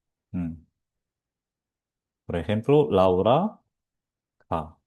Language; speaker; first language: Spanish; non-native, fluent; Korean